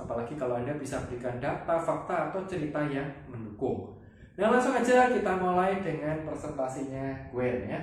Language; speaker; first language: Indonesian; native; Indonesian